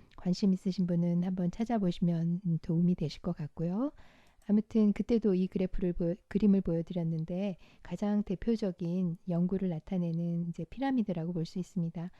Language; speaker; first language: Korean; native; Korean